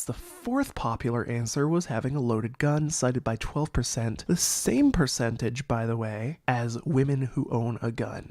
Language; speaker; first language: English; native; English